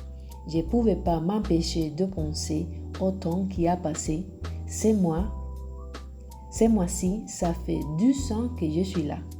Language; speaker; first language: French; non-native, learner; Spanish